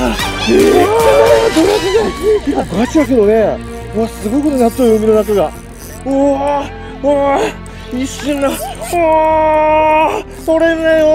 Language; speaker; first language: Japanese; native; Japanese